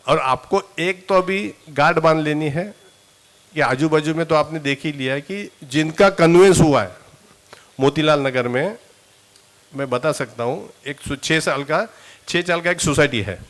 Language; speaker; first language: Hindi; non-native, local second language; Marathi